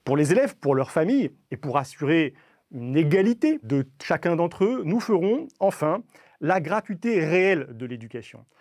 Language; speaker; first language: French; native; French